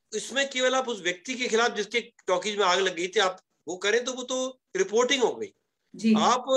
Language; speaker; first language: Hindi; native; Hindi